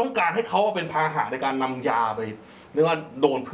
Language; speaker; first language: Thai; native; Thai